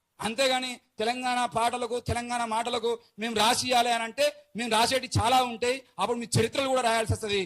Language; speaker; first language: Telugu; native; Telugu